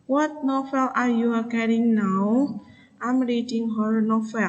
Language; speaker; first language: English; non-native, fluent; Indonesian